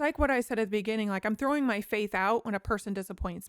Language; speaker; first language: English; native; English